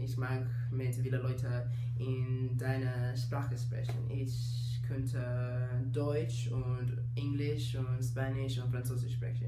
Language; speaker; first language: German; non-native, learner; Spanish